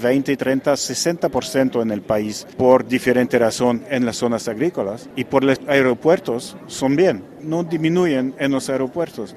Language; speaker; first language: Spanish; non-native, fluent; French